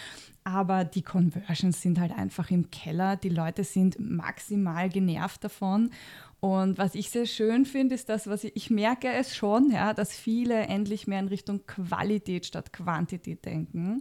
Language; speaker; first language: German; native; German